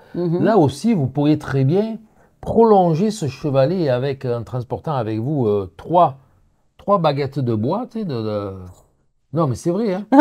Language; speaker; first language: French; native; French